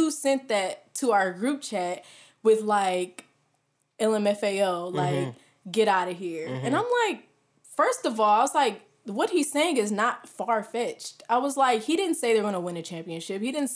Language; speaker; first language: English; native; English